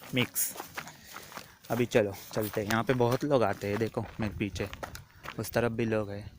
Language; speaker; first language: Hindi; non-native, local second language; Marathi